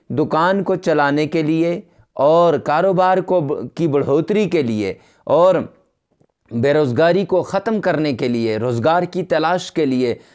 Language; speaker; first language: Urdu; native; Urdu